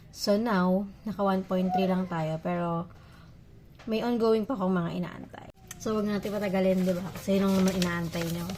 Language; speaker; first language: Filipino; non-native, local second language; Iloko